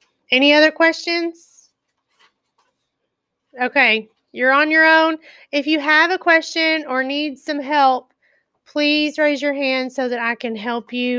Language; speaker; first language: English; native; English